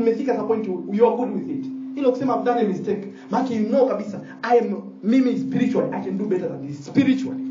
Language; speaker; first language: English; non-native, local second language; Swahili